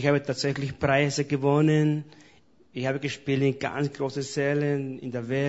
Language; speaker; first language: German; non-native, fluent; Spanish